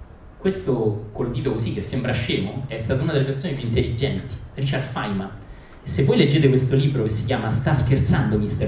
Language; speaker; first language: Italian; native; Italian